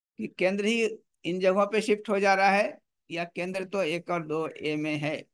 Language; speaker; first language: Hindi; native; Hindi